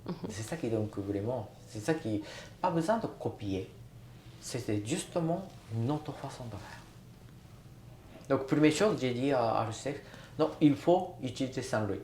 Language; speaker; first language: French; non-native, learner; Japanese